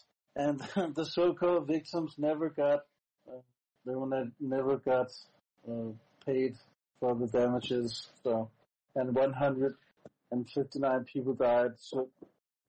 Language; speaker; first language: English; non-native, fluent; Danish